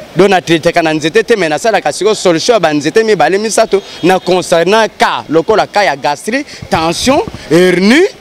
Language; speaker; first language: Lingala; native; Lingala